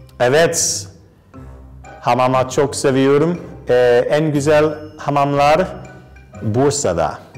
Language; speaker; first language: Turkish; non-native, learner; English